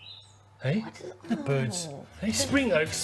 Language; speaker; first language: English; native; English